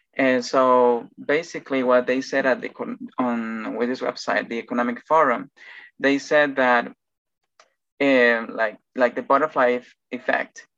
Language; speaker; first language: English; non-native, fluent; Spanish